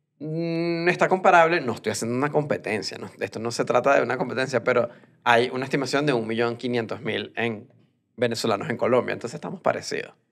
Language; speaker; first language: Spanish; native; Spanish